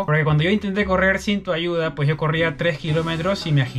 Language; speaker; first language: Spanish; native; Spanish